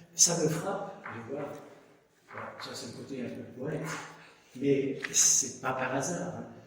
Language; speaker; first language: French; native; French